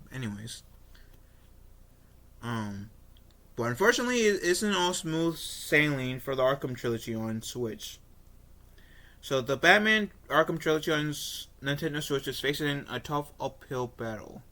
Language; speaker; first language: English; native; English